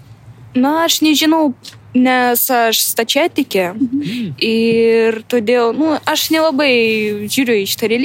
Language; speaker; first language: Lithuanian; non-native, local second language; Russian